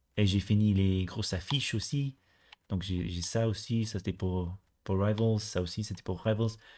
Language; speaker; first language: French; native; French